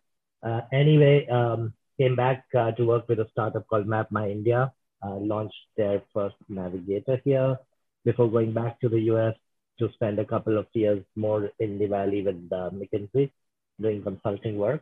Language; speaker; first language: English; non-native, local second language; Hindi